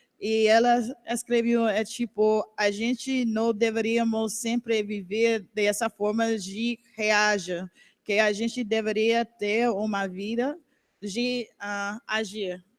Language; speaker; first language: Portuguese; non-native, learner; English